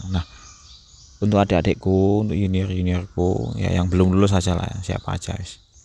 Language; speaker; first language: Indonesian; native; Indonesian